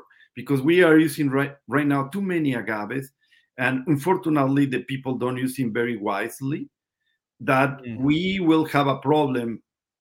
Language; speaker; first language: English; non-native, learner; Spanish